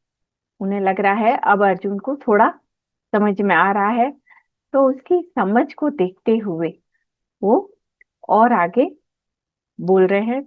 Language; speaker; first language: Hindi; native; Hindi